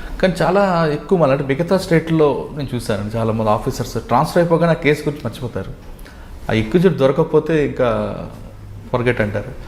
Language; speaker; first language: Telugu; native; Telugu